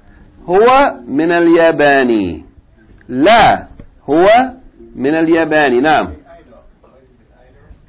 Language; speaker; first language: Arabic; non-native, fluent; English